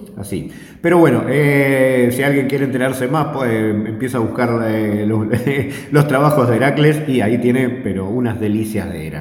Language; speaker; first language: Spanish; native; Spanish